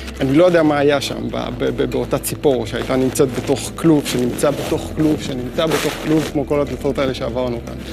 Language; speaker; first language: Hebrew; native; Hebrew